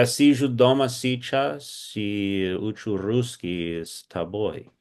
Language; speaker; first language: Russian; non-native, learner; English